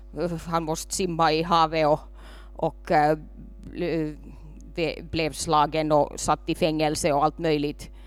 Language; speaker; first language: Swedish; non-native, local second language; Finnish